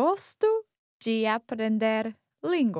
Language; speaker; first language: Portuguese; non-native, learner; English